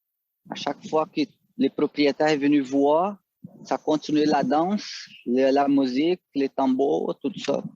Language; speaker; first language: French; non-native, fluent; Portuguese